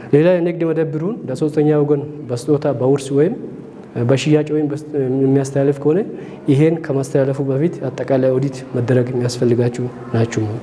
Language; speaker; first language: Amharic; native; Amharic